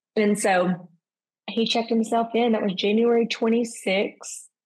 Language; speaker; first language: English; native; English